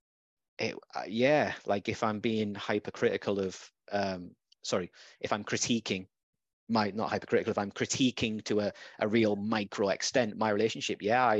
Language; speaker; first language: English; native; English